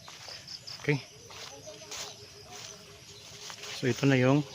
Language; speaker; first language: Filipino; native; Filipino